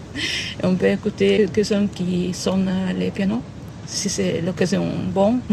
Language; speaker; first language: French; non-native, learner; Italian